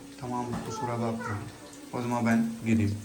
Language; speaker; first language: Turkish; non-native, learner; Urdu